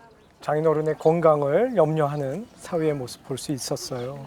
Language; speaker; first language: Korean; native; Korean